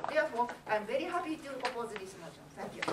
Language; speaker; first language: English; non-native, learner; Japanese